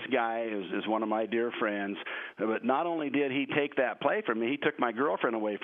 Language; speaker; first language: English; native; English